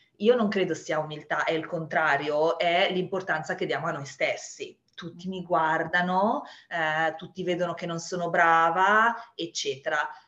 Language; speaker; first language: Italian; native; Italian